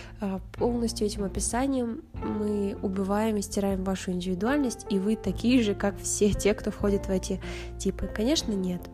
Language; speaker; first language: Russian; native; Russian